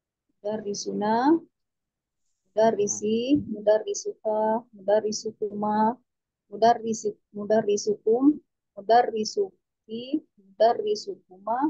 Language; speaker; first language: Arabic; non-native, learner; Indonesian